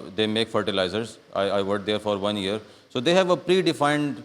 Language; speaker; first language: English; non-native, local second language; Urdu